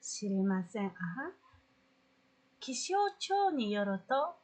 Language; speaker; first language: Japanese; non-native, fluent; Mongolian